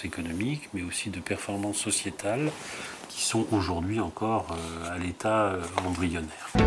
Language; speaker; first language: French; native; French